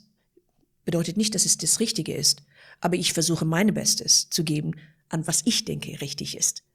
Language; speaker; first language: German; non-native, fluent; Persian